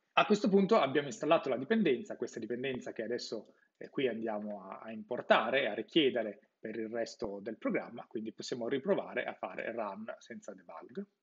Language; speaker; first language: Italian; native; Italian